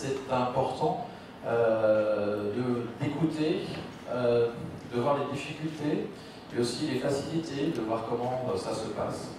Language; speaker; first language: French; native; French